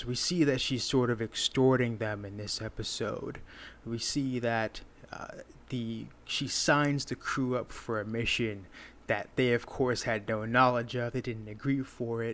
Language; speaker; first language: English; native; English